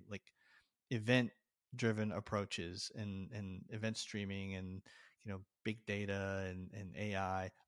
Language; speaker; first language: English; native; English